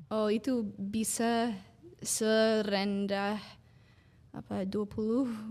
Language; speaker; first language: Indonesian; non-native, fluent; English